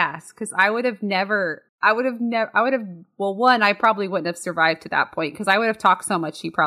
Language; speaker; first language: English; native; English